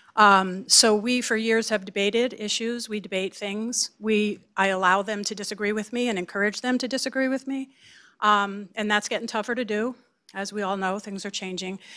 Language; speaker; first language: English; native; English